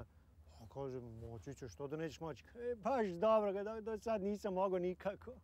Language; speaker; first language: Croatian; native; Croatian